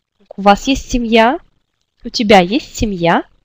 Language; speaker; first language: French; non-native, fluent; Russian